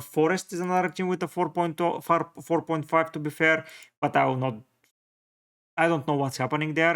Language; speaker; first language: English; non-native, fluent; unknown